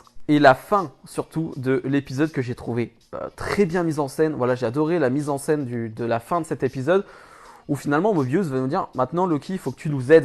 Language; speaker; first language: French; native; French